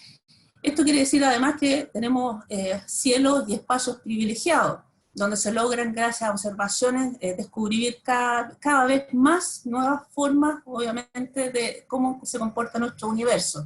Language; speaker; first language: Spanish; native; Spanish